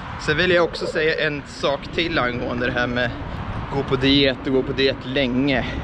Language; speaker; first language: Swedish; early bilingual, other home language; Estonian